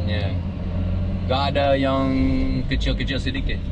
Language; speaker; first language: Indonesian; non-native, learner; English